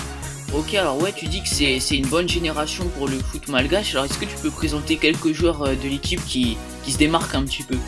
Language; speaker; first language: French; native; French